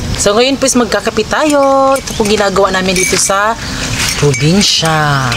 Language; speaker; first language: Filipino; non-native, local second language; Cebuano